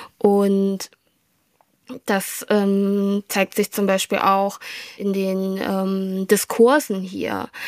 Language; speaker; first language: German; early bilingual, other home language; Vietnamese